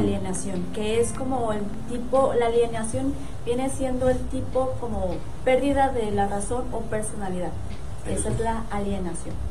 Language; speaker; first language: Spanish; native; Spanish